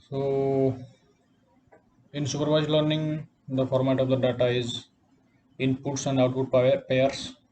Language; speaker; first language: English; non-native, local second language; Odia